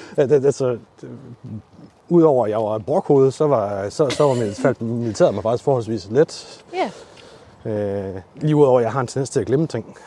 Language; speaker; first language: Danish; native; Danish